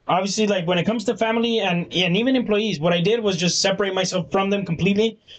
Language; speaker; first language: English; early bilingual, other home language; Spanish